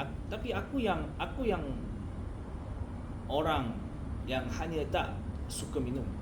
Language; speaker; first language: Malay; non-native, learner; Korean